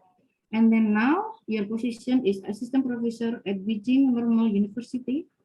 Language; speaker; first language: English; non-native, fluent; Indonesian